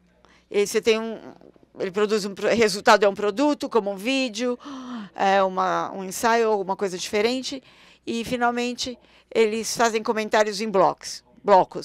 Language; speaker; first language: Portuguese; non-native, fluent; German